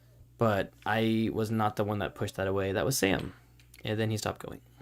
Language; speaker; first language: English; native; English